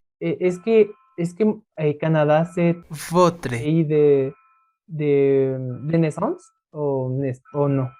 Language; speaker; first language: French; non-native, learner; Spanish